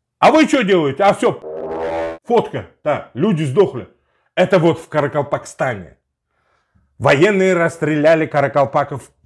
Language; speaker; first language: Russian; non-native, local second language; Uzbek